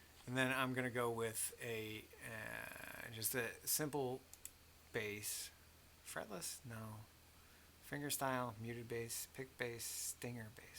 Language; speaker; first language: English; native; English